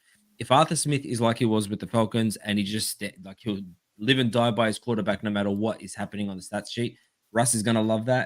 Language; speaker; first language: English; native; English